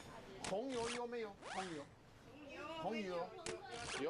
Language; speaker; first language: Chinese; non-native, learner; English